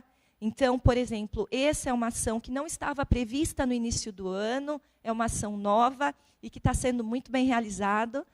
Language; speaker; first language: Portuguese; native; Portuguese